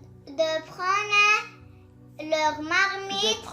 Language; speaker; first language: French; non-native, learner; Arabic